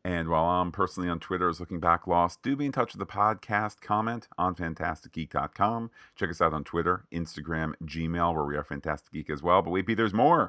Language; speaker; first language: English; native; English